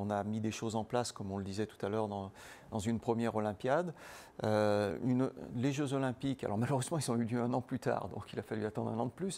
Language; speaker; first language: French; native; French